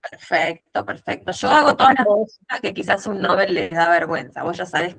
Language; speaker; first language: Spanish; native; Spanish